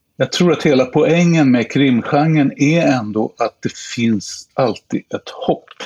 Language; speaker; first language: Swedish; native; Swedish